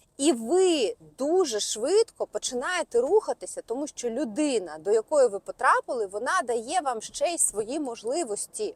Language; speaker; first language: Ukrainian; non-native, local second language; Russian